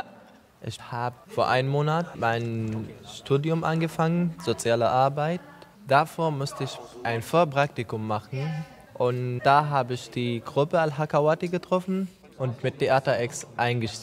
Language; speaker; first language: German; non-native, fluent; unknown